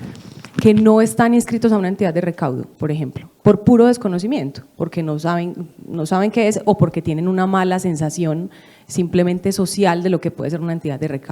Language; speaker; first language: Spanish; native; Spanish